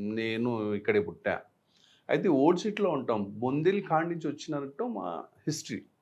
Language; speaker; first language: Telugu; non-native, local second language; Hindi